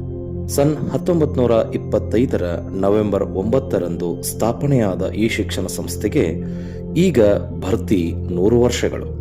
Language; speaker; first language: Kannada; native; Kannada